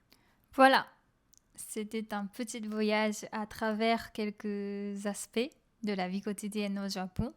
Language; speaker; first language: French; non-native, fluent; Japanese